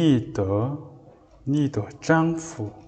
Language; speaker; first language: Chinese; non-native, learner; Mongolian